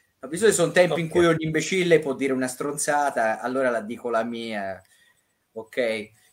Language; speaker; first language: Italian; native; Italian